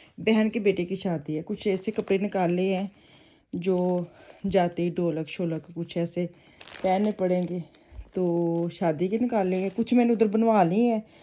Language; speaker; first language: Urdu; non-native, local second language; Punjabi